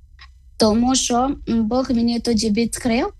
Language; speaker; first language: Ukrainian; non-native, learner; Malayalam